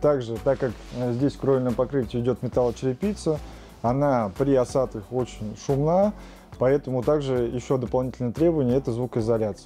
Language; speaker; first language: Russian; native; Russian